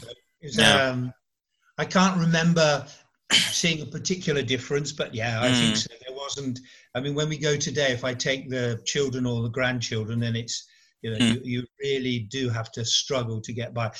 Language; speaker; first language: English; native; English